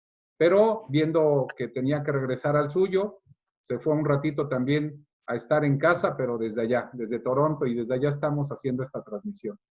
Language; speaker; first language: Spanish; native; Spanish